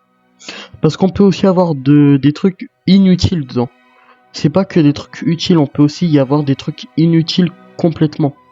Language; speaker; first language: French; native; French